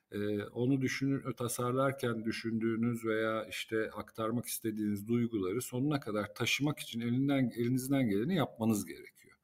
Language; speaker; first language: Turkish; native; Turkish